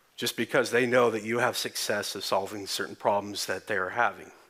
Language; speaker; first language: English; native; English